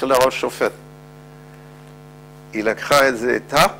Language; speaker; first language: Hebrew; non-native, fluent; Dutch